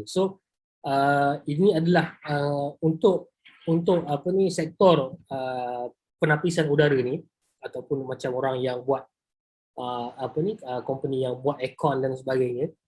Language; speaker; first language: Malay; native; Malay